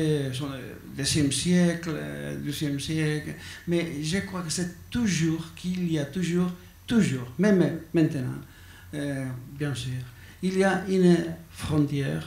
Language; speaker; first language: French; non-native, learner; Basque